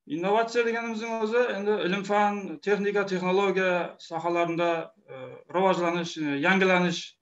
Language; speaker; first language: Uzbek; non-native, local second language; Kara-Kalpak